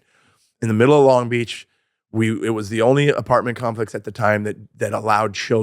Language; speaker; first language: English; native; English